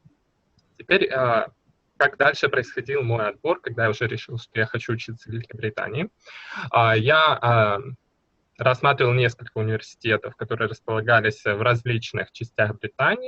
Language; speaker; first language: Russian; native; Russian